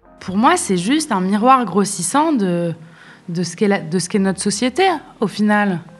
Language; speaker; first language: French; non-native, local second language; Arabic